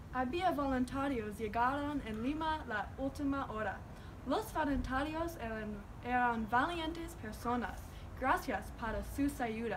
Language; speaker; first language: Spanish; non-native, learner; English